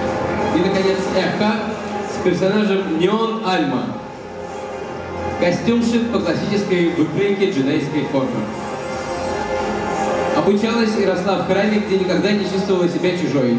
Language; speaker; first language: Russian; native; Russian